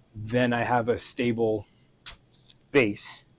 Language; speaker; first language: English; native; English